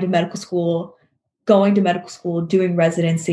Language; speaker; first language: English; native; English